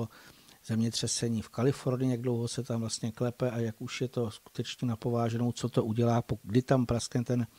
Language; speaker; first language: Czech; native; Czech